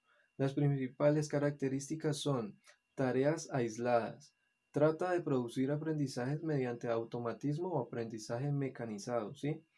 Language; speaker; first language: Spanish; native; Spanish